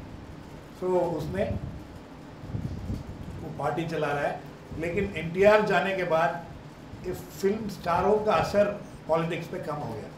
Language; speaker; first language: Hindi; non-native, local second language; Kannada